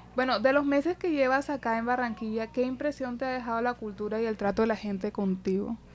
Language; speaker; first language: Spanish; native; Spanish